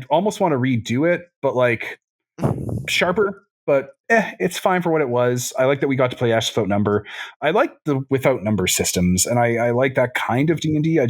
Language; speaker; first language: English; native; English